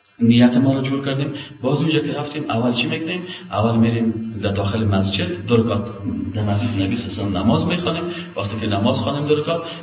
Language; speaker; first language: Persian; native; Persian